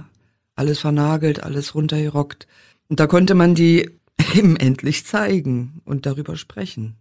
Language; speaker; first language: German; native; German